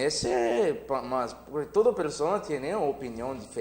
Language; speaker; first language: Spanish; non-native, learner; Haitian Creole